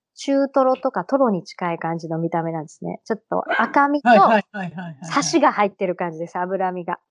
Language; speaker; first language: Japanese; native; Japanese